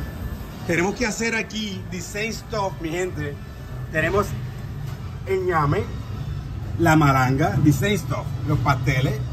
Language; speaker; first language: Spanish; native; Spanish